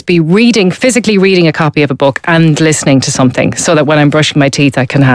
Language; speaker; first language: English; native; English